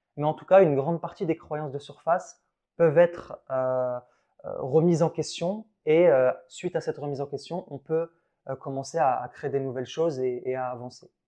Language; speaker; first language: French; early bilingual, other home language; Arabic